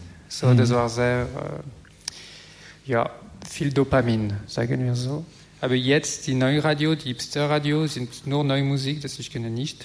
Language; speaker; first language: German; non-native, learner; French